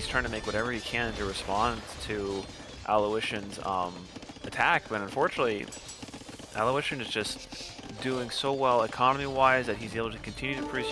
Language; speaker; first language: English; native; English